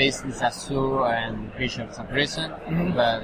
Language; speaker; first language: English; non-native, learner; Spanish